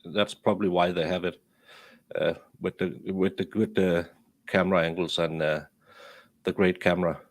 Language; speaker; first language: English; non-native, fluent; Danish